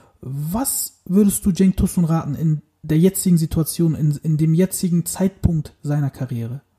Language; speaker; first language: German; early bilingual, other home language; Turkish